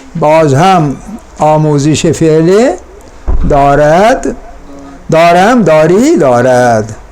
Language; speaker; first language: Persian; non-native, fluent; Urdu